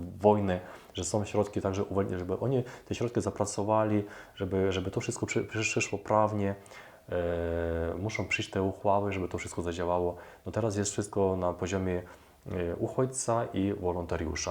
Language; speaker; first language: Polish; non-native, fluent; Ukrainian